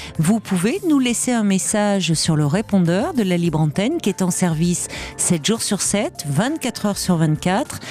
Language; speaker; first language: French; native; French